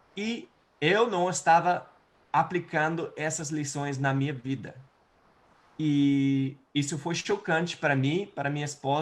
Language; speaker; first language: Portuguese; non-native, fluent; English